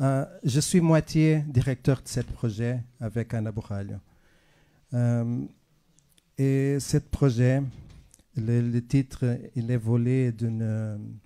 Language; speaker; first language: French; non-native, fluent; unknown